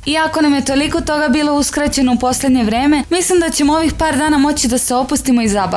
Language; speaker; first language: Serbian; native; Serbian